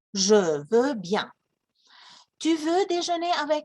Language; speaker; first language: French; non-native, fluent; English